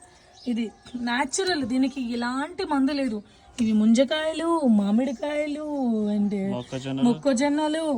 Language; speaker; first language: Telugu; native; Telugu